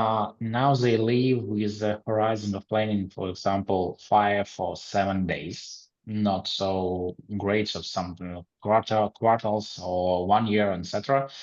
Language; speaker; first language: English; non-native, learner; Ukrainian